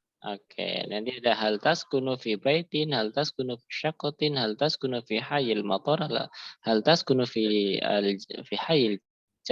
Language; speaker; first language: Arabic; non-native, fluent; Indonesian